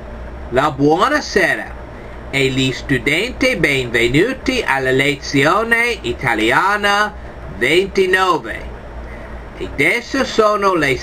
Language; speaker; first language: Italian; non-native, learner; English